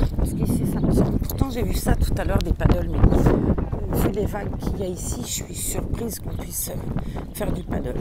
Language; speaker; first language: French; native; French